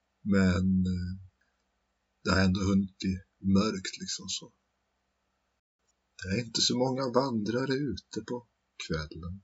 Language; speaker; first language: Swedish; native; Swedish